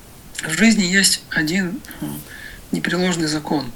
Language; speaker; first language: Russian; native; Russian